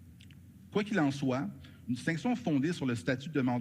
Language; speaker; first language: French; native; French